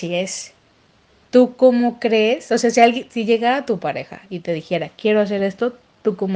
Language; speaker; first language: Spanish; native; Spanish